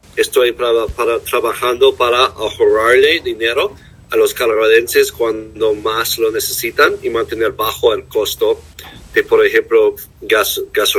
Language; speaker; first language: Spanish; non-native, learner; English